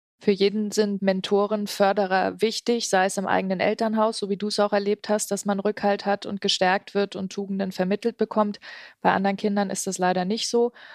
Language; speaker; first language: German; native; German